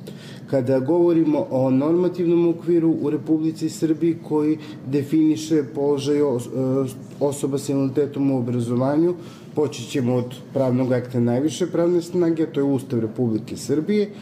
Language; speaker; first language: Serbian; native; Serbian